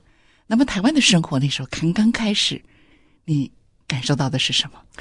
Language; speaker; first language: Chinese; native; Chinese